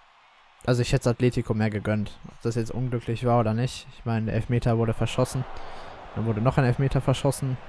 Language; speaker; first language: German; native; German